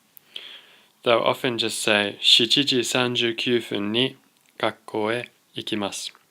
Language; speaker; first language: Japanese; non-native, fluent; English